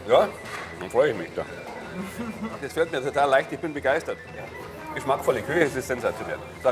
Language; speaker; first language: German; native; German